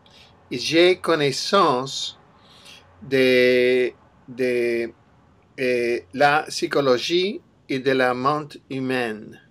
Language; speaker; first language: French; non-native, learner; English